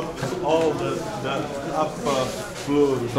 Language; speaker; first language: English; non-native, learner; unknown